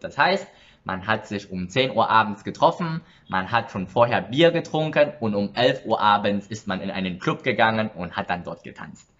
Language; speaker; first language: German; early bilingual, other home language; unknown